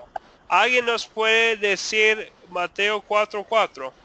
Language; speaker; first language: Spanish; non-native, fluent; English